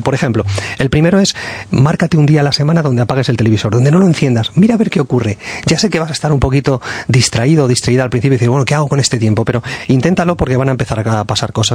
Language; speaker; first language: Spanish; native; Spanish